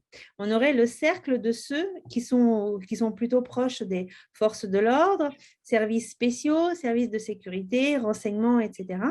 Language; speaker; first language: French; native; French